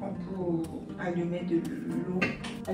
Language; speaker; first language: French; non-native, learner; Korean